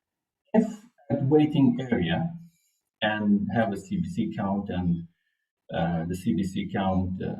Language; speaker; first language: English; non-native, fluent; Arabic